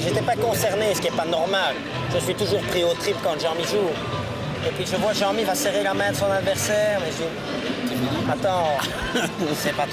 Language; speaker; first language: French; native; French